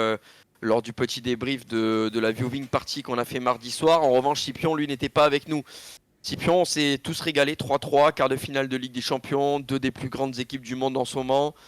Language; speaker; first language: French; native; French